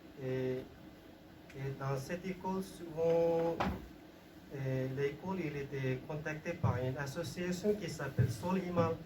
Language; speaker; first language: French; non-native, learner; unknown